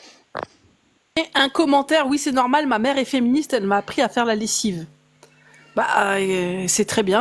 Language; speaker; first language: French; native; French